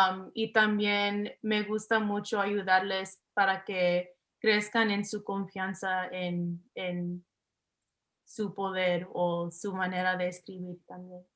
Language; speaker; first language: Spanish; early bilingual, heritage; English